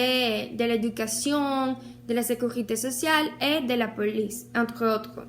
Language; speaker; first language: French; non-native, learner; Spanish